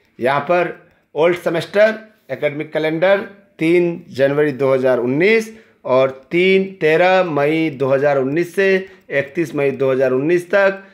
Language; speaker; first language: Hindi; native; Hindi